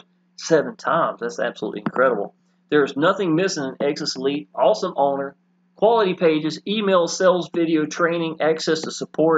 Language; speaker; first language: English; native; English